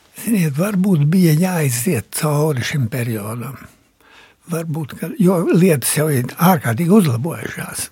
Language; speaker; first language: Latvian; early bilingual, heritage; Latvian